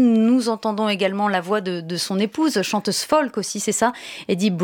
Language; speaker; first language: French; native; French